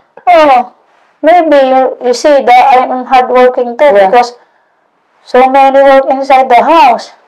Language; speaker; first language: English; non-native, learner; Indonesian